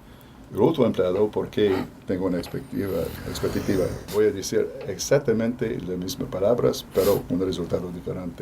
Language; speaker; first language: Spanish; non-native, fluent; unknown